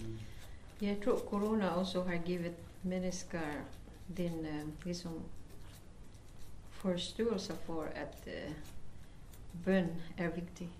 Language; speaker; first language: Swedish; non-native, learner; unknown